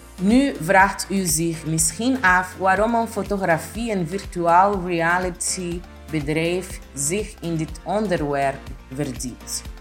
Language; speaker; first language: Dutch; non-native, fluent; Portuguese